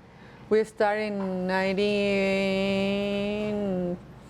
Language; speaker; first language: English; non-native, learner; Spanish